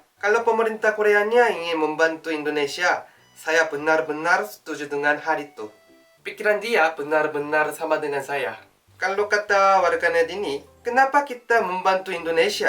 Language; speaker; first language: Indonesian; non-native, learner; Korean